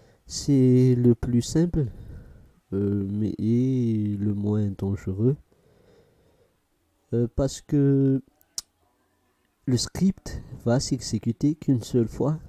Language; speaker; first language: French; non-native, fluent; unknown